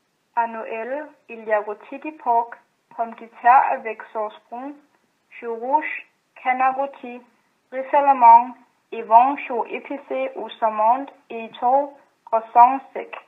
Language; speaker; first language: French; non-native, learner; Danish